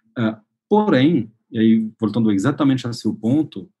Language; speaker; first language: Portuguese; non-native, fluent; French